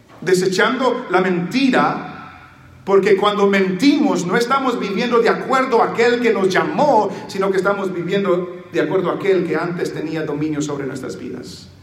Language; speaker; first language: Spanish; early bilingual, heritage; Spanish